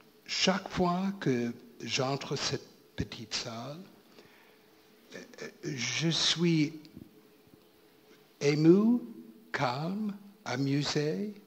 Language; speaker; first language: French; non-native, fluent; English